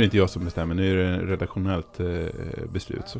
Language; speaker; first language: Swedish; native; Swedish